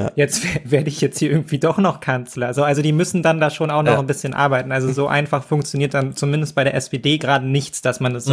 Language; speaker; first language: German; native; German